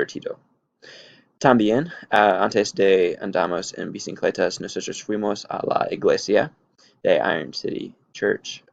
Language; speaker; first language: Spanish; non-native, learner; English